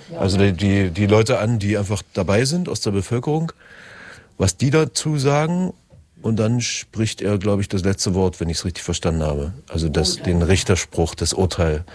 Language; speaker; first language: German; native; German